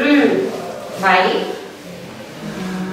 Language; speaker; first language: Vietnamese; non-native, learner; Thai